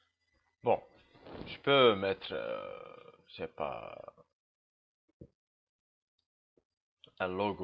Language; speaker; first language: French; non-native, local second language; Arabic